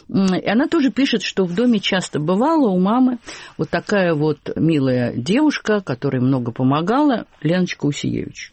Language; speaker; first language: Russian; native; Russian